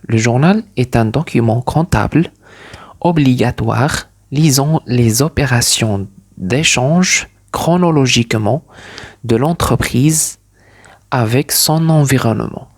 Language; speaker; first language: French; non-native, local second language; Arabic